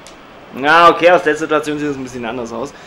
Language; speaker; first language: German; native; German